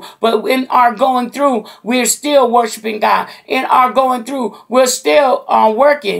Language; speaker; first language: English; native; English